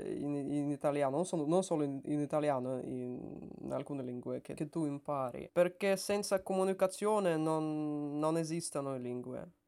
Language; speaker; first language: Italian; non-native, learner; Russian